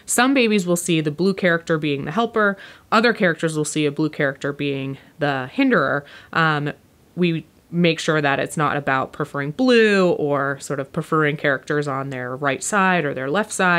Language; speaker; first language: English; native; English